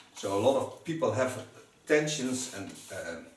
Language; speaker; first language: English; non-native, fluent; Dutch